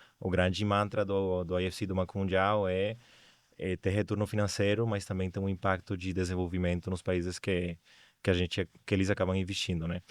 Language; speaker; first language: Portuguese; non-native, fluent; Spanish